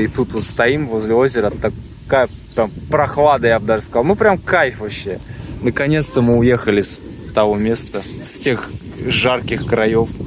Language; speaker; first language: Russian; native; Russian